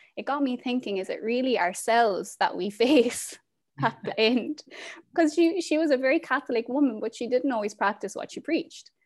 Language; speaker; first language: English; native; English